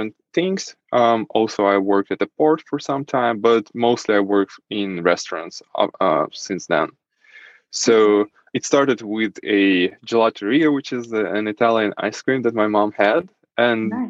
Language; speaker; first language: English; non-native, fluent; Russian